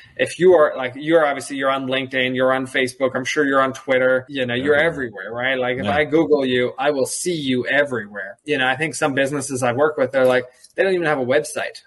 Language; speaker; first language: English; early bilingual, other home language; German